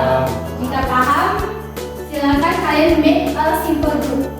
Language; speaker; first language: English; non-native, local second language; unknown